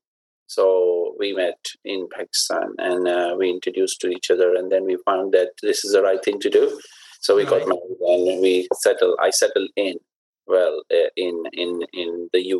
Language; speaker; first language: English; non-native, local second language; Urdu